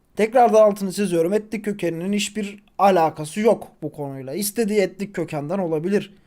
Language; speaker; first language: Turkish; native; Turkish